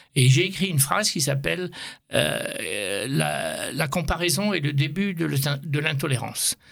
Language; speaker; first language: French; native; French